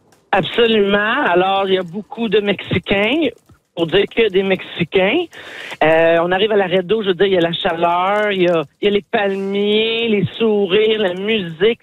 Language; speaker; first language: French; native; French